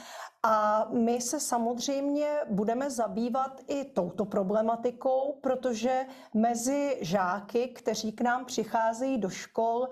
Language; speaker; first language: Czech; native; Czech